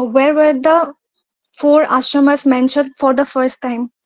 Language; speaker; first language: English; non-native, local second language; Assamese